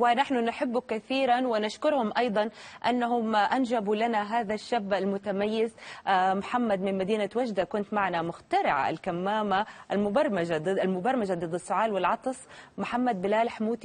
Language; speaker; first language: Arabic; native; Arabic